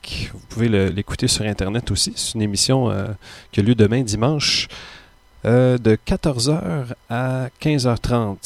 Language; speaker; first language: French; native; French